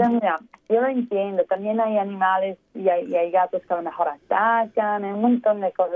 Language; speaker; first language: Spanish; native; Spanish